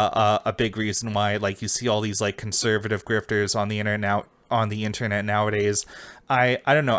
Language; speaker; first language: English; native; English